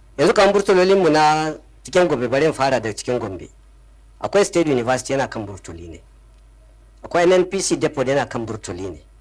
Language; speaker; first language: Hausa; non-native, local second language; Fula